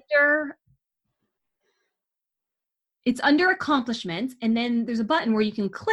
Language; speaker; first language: English; native; English